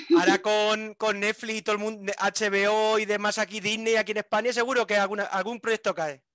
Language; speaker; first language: Spanish; native; Spanish